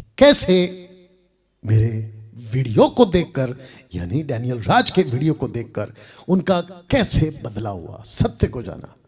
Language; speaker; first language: Hindi; native; Hindi